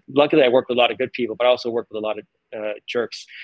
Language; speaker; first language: English; non-native, fluent; Danish